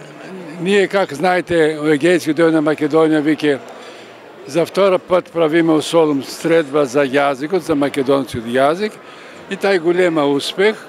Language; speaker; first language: Macedonian; early bilingual, heritage; Macedonian